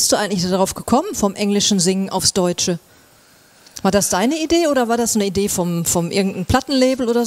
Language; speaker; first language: German; native; German